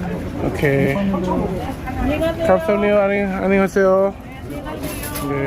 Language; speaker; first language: Korean; non-native, learner; Bangla